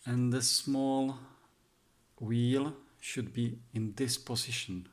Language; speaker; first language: English; non-native, fluent; Czech